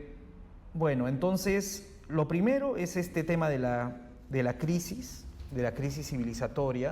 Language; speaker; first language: Spanish; native; Spanish